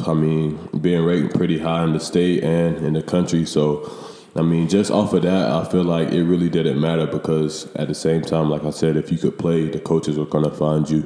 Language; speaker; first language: English; native; English